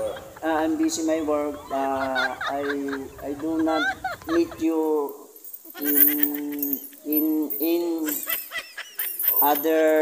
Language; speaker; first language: English; non-native, learner; Filipino